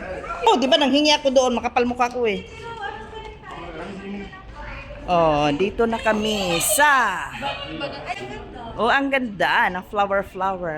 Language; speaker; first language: Filipino; non-native, local second language; Cebuano